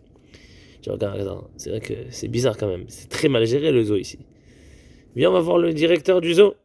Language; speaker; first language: French; native; French